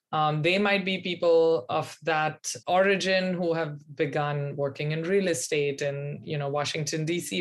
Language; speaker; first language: English; non-native, local second language; Hindi